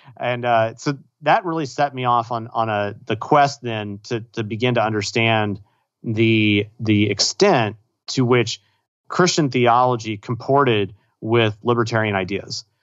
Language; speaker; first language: English; native; English